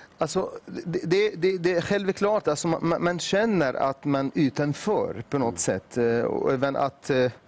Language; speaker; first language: Swedish; non-native, fluent; Arabic